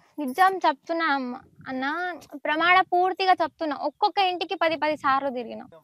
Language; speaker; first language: Telugu; non-native, local second language; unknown